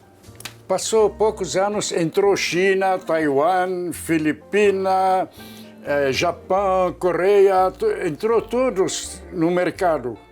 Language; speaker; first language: Portuguese; non-native, fluent; Arabic